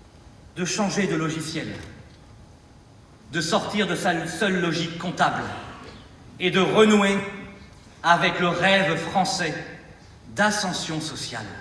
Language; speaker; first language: French; native; French